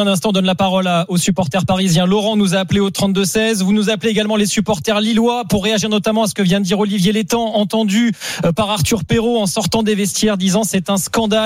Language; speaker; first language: French; native; French